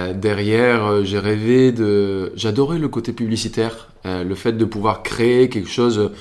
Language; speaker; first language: French; non-native, fluent; Spanish